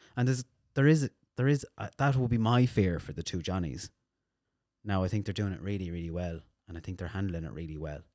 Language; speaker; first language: English; native; English